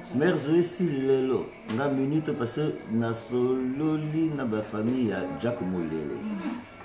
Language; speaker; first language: French; non-native, local second language; Lingala